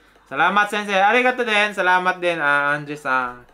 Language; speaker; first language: Japanese; non-native, fluent; Filipino